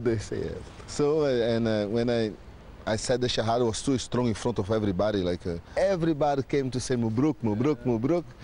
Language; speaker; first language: English; non-native, learner; Portuguese